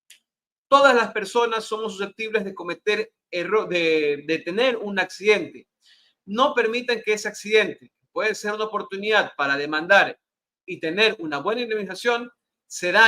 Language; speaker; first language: Spanish; native; Spanish